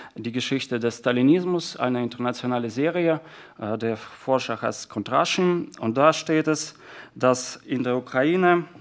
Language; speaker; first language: German; non-native, fluent; Russian